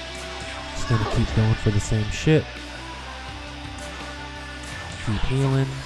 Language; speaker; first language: English; native; English